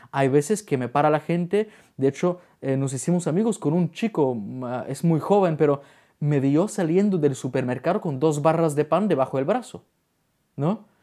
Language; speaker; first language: Spanish; non-native, fluent; Bulgarian